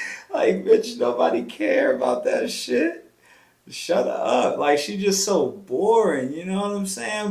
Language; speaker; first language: English; native; English